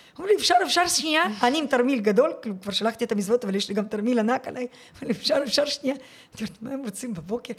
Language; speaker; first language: Hebrew; early bilingual, other home language; Russian